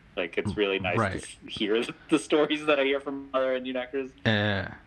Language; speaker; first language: English; native; English